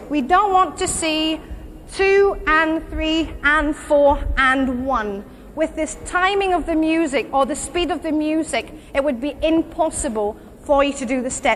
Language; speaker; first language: English; native; English